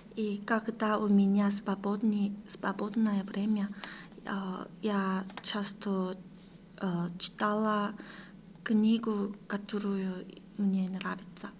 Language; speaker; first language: Russian; non-native, learner; Korean